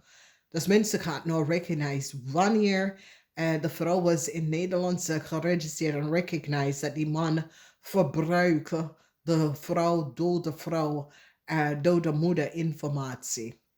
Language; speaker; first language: Dutch; non-native, fluent; English